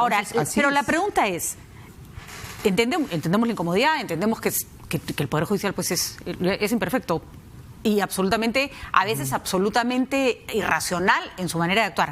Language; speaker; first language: Spanish; native; Spanish